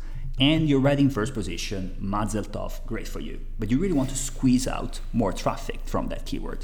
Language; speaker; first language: English; non-native, fluent; Italian